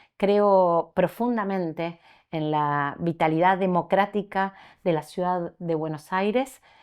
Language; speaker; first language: Spanish; native; Spanish